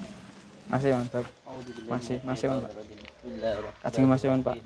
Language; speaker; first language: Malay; non-native, local second language; Javanese